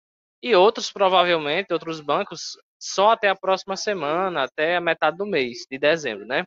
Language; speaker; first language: Portuguese; native; Portuguese